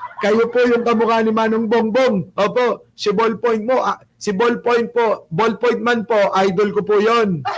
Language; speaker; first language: Filipino; non-native, local second language; Pangasinan